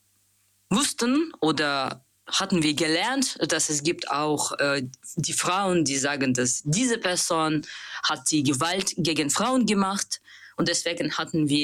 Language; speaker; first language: German; non-native, learner; Russian